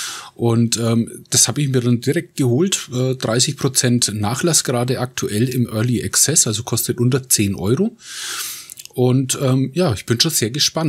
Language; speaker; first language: German; native; German